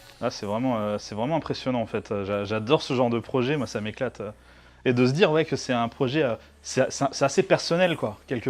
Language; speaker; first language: French; native; French